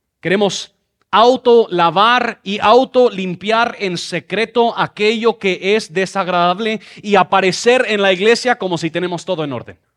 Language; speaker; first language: Spanish; non-native, fluent; English